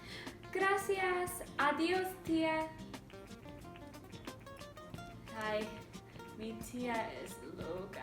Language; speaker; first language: Spanish; non-native, learner; English